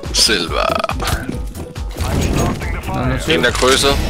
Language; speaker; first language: Danish; native; Danish